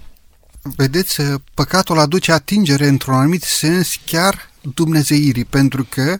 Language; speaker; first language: Romanian; native; Romanian